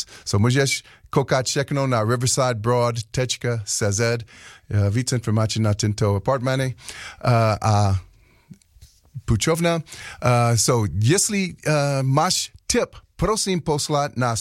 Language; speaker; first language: Czech; non-native, learner; English